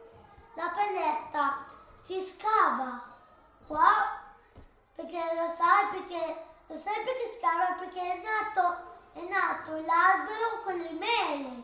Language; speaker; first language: Italian; early bilingual, other home language; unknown